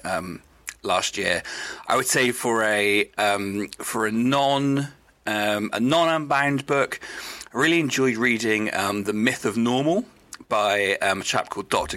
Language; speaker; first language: English; native; English